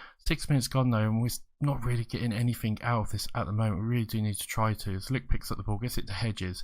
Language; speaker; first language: English; native; English